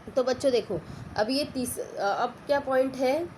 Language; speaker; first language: Hindi; non-native, local second language; Marathi